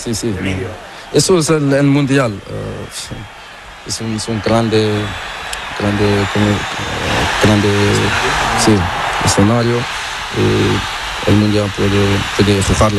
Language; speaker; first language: Spanish; non-native, learner; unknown